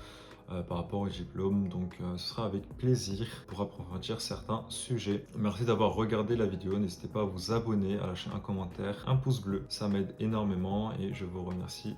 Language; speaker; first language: French; native; French